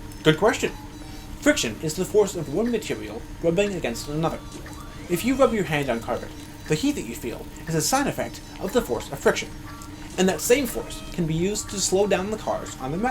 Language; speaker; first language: English; native; English